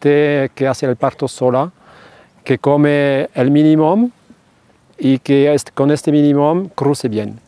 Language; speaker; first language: Spanish; non-native, fluent; French